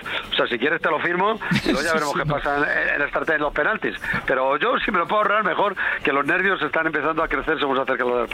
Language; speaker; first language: Spanish; native; Spanish